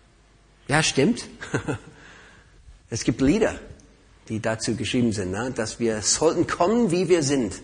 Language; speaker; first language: German; non-native, fluent; English